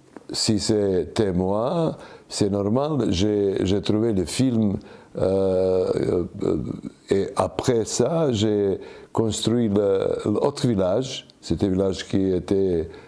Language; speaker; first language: French; non-native, learner; Serbian